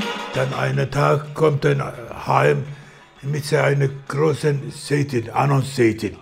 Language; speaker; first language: German; non-native, learner; Turkish